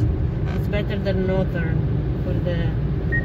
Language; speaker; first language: English; non-native, learner; Italian